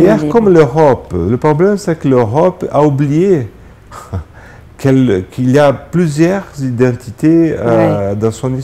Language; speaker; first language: French; non-native, fluent; Portuguese